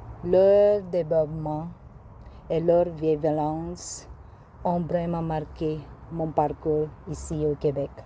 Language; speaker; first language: French; non-native, learner; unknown